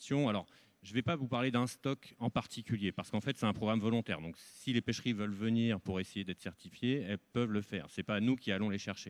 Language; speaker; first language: French; native; French